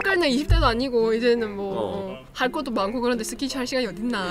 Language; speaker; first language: Korean; native; Korean